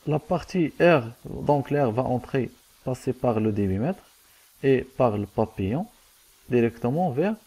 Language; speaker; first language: French; non-native, local second language; Arabic